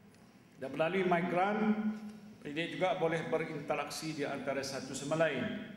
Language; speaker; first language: Malay; native; Malay